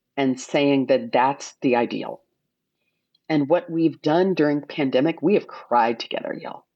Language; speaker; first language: English; native; English